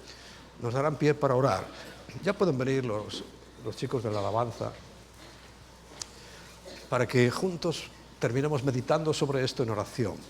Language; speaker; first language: Spanish; native; Spanish